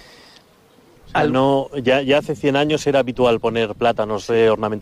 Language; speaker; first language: Spanish; native; Spanish